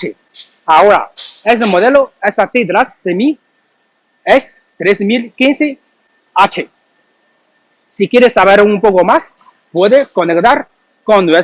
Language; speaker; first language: Spanish; non-native, learner; Chinese